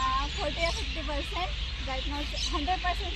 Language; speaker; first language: English; non-native, learner; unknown